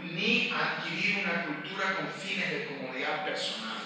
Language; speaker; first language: Spanish; early bilingual, heritage; Spanish